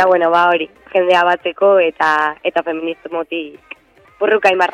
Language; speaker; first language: Basque; native; Basque